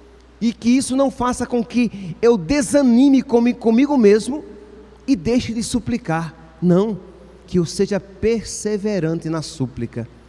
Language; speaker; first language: Portuguese; native; Portuguese